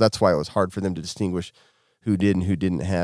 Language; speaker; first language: English; native; English